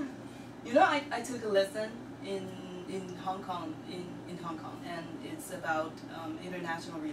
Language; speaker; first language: English; non-native, learner; Chinese